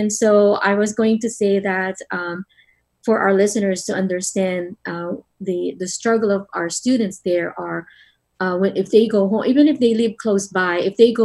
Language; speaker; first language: English; non-native, local second language; Filipino